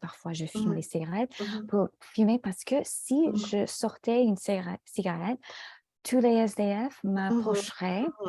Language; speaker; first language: French; non-native, fluent; English